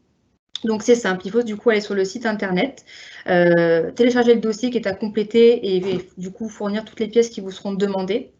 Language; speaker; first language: French; native; French